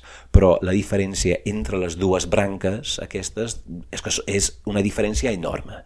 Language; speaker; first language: Catalan; non-native, fluent; English